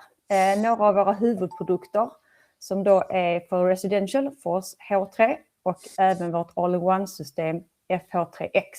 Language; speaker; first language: Swedish; native; Swedish